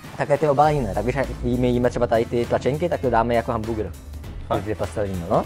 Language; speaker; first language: Czech; early bilingual, other home language; Vietnamese